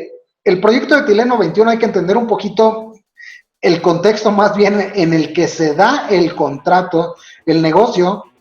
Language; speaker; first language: Spanish; native; Spanish